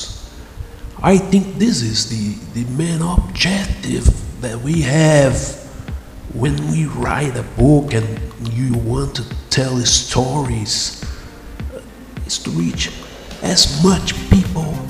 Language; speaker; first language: English; non-native, fluent; Portuguese